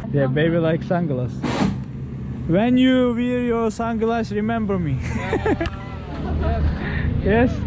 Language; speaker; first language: English; non-native, learner; Turkish